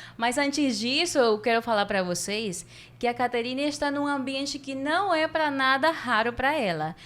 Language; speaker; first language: Portuguese; non-native, fluent; Spanish